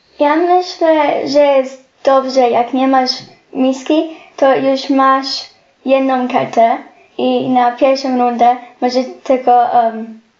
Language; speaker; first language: Polish; non-native, learner; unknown